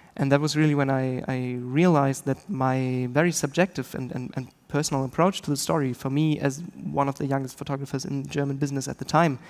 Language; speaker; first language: English; non-native, fluent; German